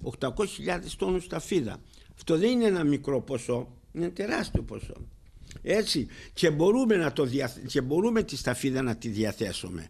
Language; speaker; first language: Greek; native; Greek